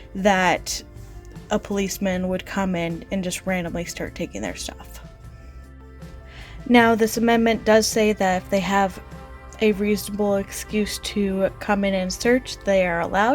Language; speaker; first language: English; native; English